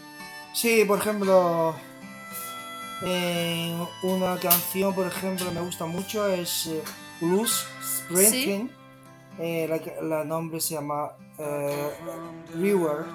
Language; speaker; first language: Spanish; non-native, learner; Chinese